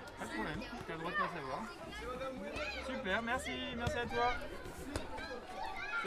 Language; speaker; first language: French; native; French